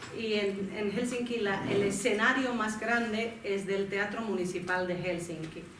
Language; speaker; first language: Spanish; non-native, fluent; Finnish